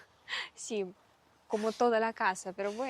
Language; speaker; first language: Spanish; non-native, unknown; Russian